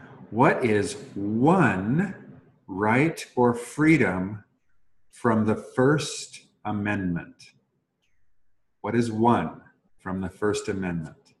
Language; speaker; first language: English; native; English